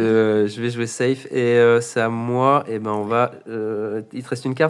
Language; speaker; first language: French; native; French